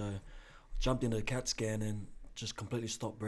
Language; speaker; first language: English; native; English